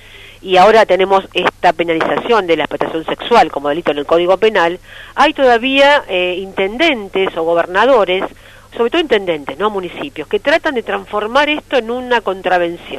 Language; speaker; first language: Spanish; native; Spanish